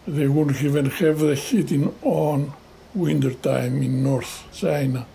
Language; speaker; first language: English; non-native, fluent; Greek